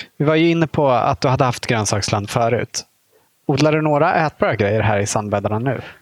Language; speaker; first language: Swedish; native; Swedish